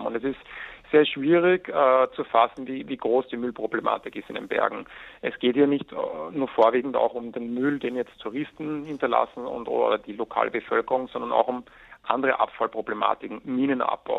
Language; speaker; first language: German; native; German